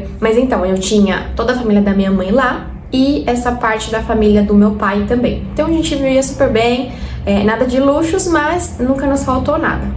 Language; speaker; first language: Portuguese; non-native, fluent; Spanish